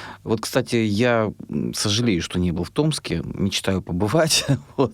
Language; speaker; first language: Russian; native; Russian